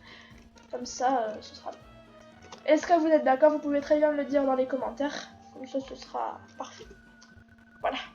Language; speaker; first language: French; native; French